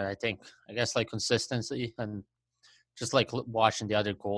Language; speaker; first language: English; non-native, fluent; Latvian